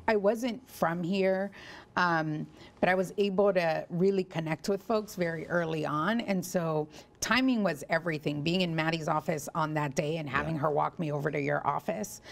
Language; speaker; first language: English; early bilingual, other home language; Spanish